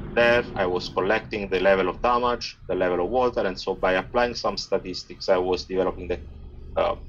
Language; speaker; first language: English; non-native, fluent; Italian